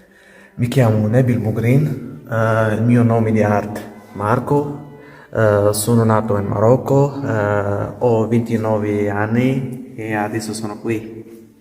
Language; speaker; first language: Italian; non-native, learner; Arabic